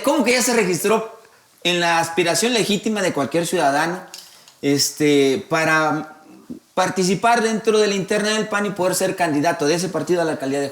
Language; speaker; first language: Spanish; native; Spanish